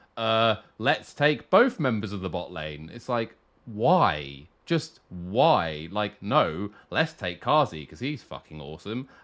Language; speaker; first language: English; native; English